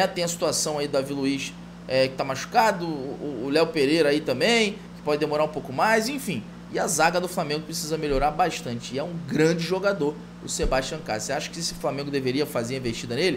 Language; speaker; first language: Portuguese; native; Portuguese